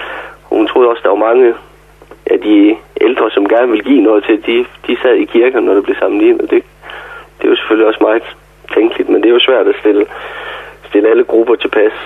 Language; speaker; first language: Danish; native; Danish